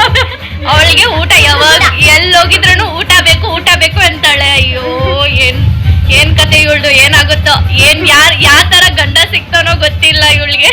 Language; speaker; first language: Kannada; non-native, local second language; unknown